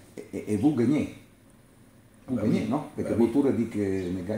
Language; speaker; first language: French; non-native, learner; Italian